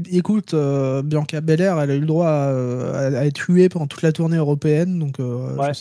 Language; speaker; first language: French; native; French